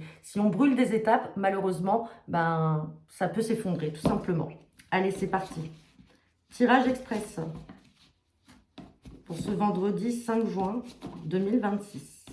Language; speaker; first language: French; native; French